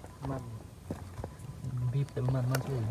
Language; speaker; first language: Vietnamese; native; Vietnamese